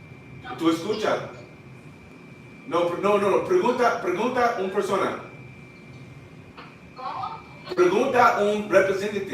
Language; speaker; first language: Spanish; non-native, learner; English